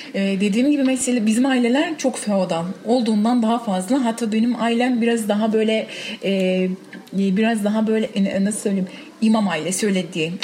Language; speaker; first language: Turkish; non-native, local second language; Kurdish